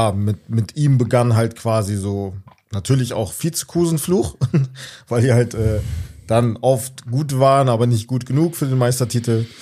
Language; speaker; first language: German; native; German